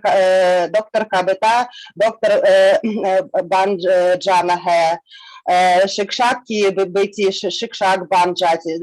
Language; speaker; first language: Hindi; non-native, learner; Russian